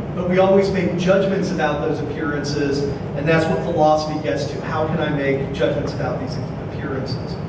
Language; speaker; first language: English; native; English